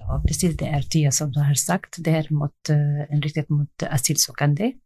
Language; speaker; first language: Swedish; non-native, learner; Arabic